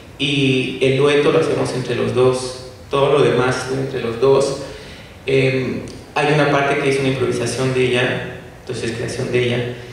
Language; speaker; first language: Spanish; native; Spanish